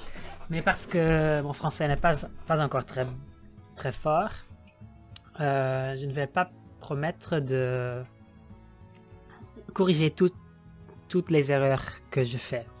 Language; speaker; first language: French; non-native, learner; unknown